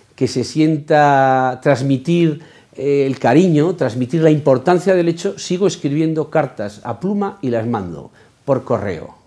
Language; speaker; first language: Spanish; native; Spanish